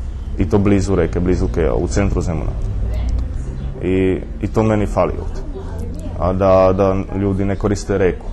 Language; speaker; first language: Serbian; non-native, fluent; Czech